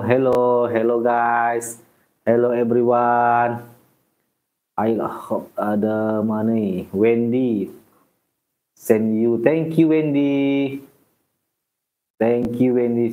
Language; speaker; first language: English; non-native, learner; Indonesian